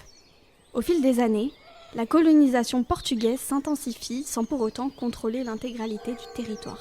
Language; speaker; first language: French; native; French